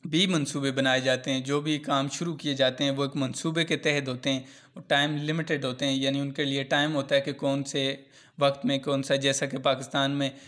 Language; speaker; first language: Urdu; non-native, local second language; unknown